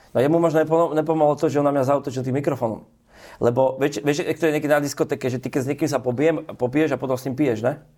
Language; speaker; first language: Slovak; native; Slovak